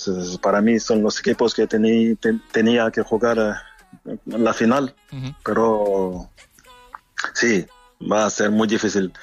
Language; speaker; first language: Spanish; non-native, fluent; French